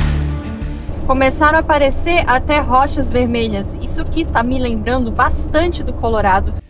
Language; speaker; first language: Portuguese; native; Portuguese